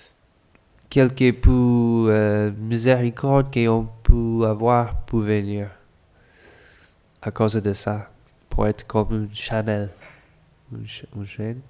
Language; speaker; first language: French; non-native, fluent; English